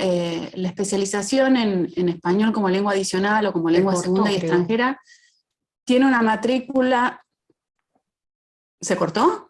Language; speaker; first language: Spanish; native; Spanish